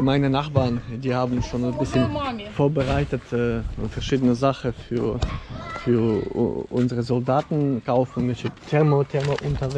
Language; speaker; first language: German; non-native, fluent; Ukrainian